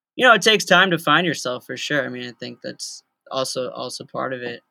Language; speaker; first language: English; native; English